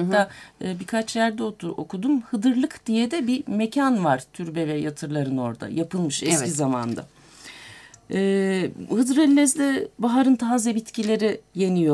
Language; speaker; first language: Turkish; native; Turkish